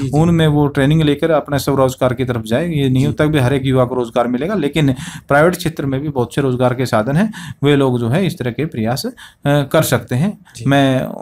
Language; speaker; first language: Hindi; native; Hindi